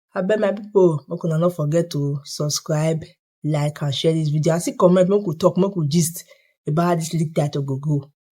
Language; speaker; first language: Nigerian Pidgin; native; Nigerian Pidgin